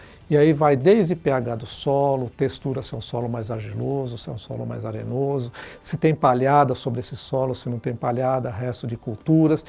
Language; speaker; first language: Portuguese; native; Portuguese